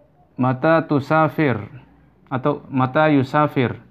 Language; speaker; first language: Arabic; non-native, fluent; Indonesian